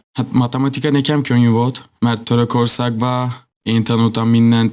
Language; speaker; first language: Hungarian; non-native, learner; Turkish